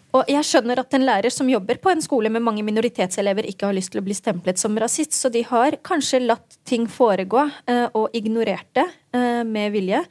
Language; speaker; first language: Norwegian; early bilingual, other home language; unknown